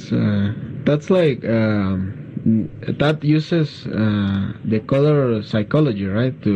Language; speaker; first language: English; non-native, learner; Spanish